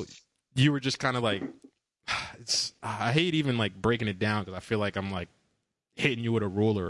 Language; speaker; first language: English; native; English